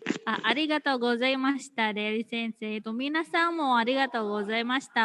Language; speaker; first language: Japanese; non-native, fluent; Indonesian